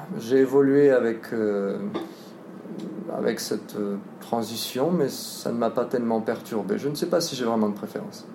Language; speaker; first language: French; native; French